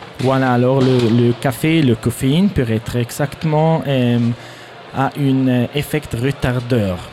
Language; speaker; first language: French; non-native, learner; German